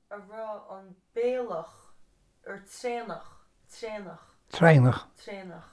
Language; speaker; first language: Irish; native; Irish